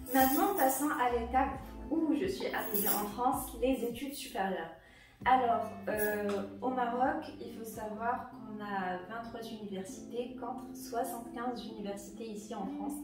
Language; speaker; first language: French; non-native, local second language; Arabic